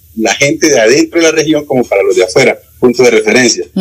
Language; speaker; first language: Spanish; native; Spanish